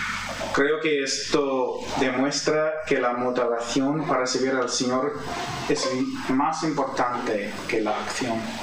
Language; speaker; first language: Spanish; non-native, fluent; English